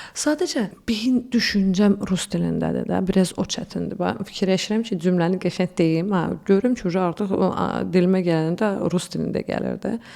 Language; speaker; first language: Azerbaijani; early bilingual, heritage; Azerbaijani